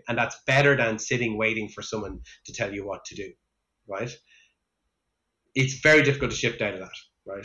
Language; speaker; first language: English; native; English